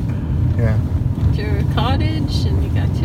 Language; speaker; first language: English; non-native, fluent; French